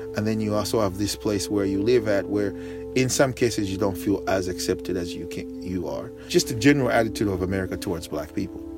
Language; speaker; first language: English; non-native, local second language; Bemba